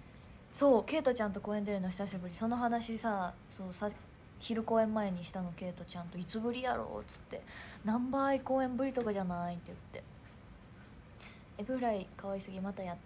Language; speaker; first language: Japanese; native; Japanese